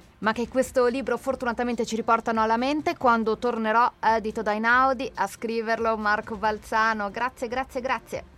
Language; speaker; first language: Italian; native; Italian